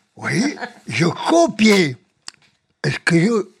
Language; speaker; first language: French; non-native, fluent; Spanish